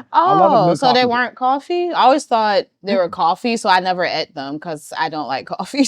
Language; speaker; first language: English; native; English